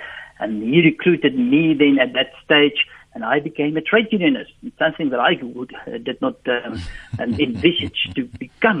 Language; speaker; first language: English; non-native, local second language; Afrikaans